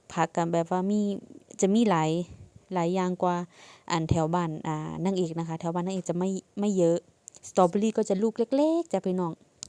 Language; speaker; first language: Thai; native; Thai